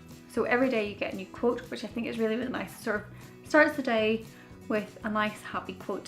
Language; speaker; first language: English; native; English